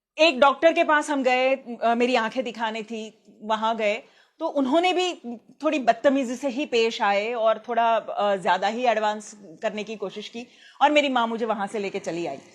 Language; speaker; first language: Hindi; non-native, local second language; Gujarati